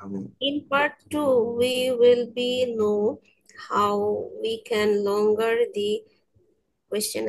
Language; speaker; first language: English; non-native, learner; Bangla